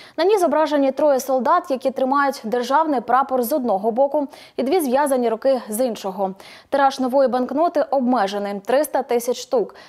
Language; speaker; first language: Ukrainian; native; Ukrainian